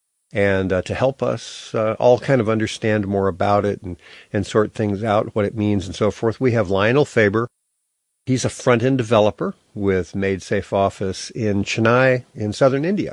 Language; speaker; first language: English; native; English